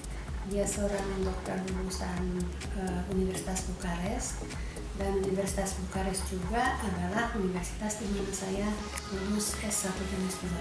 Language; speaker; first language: Indonesian; non-native, fluent; Romanian